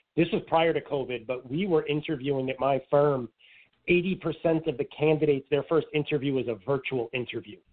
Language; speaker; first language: English; native; English